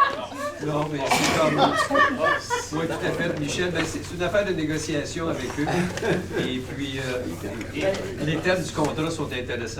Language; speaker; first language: French; native; French